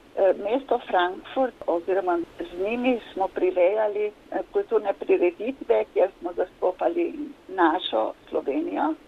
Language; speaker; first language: Slovenian; native; Slovenian